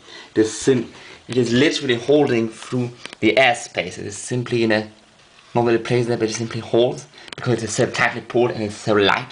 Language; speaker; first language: English; non-native, fluent; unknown